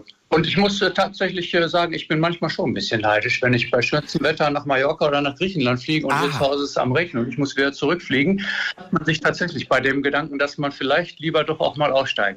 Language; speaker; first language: German; native; German